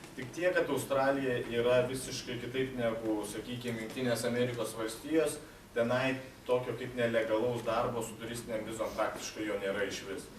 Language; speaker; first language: Lithuanian; native; Lithuanian